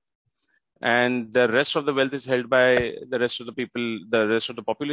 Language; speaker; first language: English; non-native, local second language; Marathi